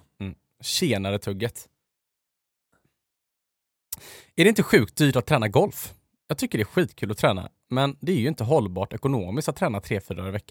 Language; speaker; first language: Swedish; native; Swedish